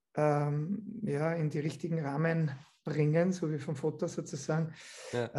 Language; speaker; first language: German; native; German